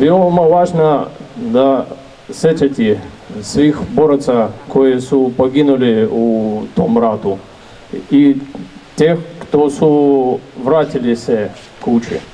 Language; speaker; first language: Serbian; non-native, learner; Russian